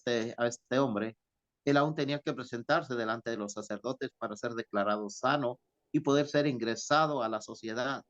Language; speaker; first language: Spanish; native; Spanish